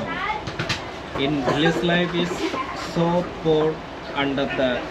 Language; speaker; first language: English; non-native, learner; Bangla